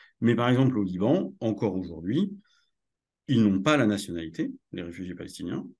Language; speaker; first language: French; native; French